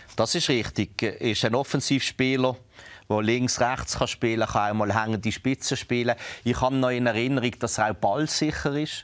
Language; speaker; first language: German; native; German